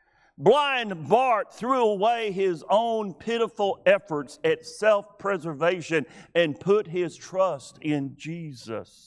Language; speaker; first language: English; native; English